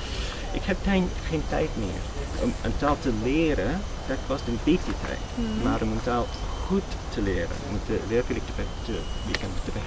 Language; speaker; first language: Dutch; non-native, learner; English